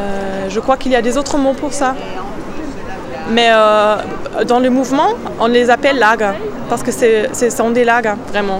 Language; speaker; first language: French; non-native, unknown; German